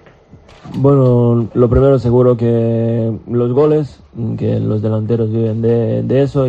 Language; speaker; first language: Spanish; non-native, fluent; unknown